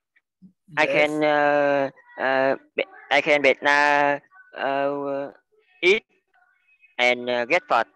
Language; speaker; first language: English; non-native, learner; Vietnamese